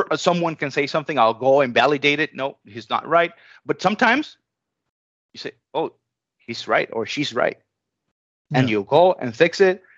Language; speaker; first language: English; non-native, fluent; Spanish